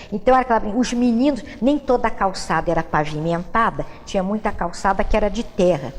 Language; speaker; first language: Portuguese; native; Portuguese